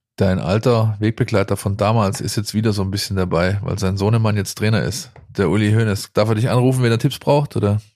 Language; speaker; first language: German; native; German